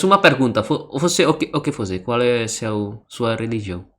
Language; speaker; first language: Portuguese; non-native, learner; Indonesian